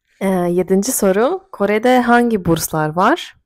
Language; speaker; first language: Turkish; non-native, fluent; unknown